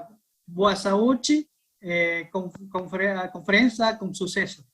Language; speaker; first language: Portuguese; non-native, learner; Vietnamese